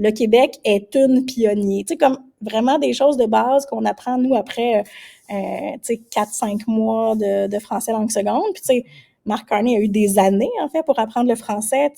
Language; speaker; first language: French; native; French